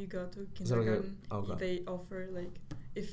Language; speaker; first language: English; non-native, fluent; Russian